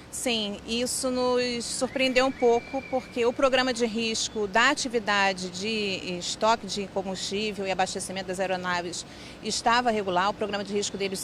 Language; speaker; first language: Portuguese; native; Portuguese